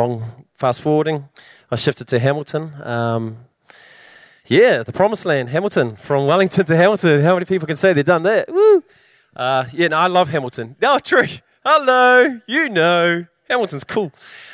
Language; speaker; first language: English; native; English